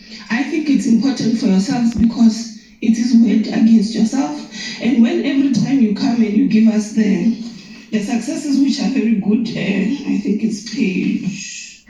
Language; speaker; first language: English; non-native, local second language; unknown